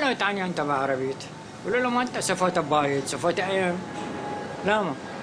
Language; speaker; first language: Hebrew; non-native, fluent; Arabic